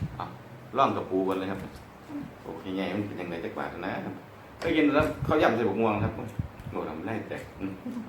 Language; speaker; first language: Thai; native; Thai